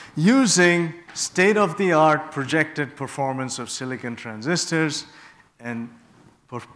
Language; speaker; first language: English; non-native, local second language; Bangla